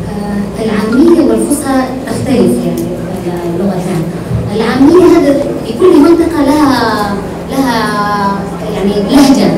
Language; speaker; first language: Arabic; early bilingual, other home language; Indonesian